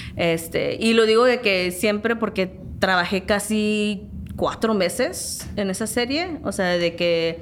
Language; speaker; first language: Spanish; early bilingual, heritage; Spanish